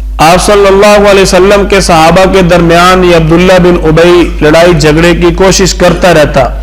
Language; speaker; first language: Urdu; non-native, local second language; Punjabi